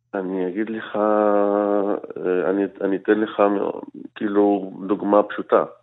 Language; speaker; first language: Hebrew; non-native, local second language; Arabic